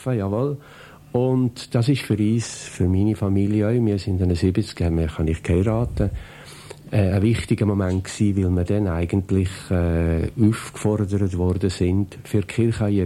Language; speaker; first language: German; native; German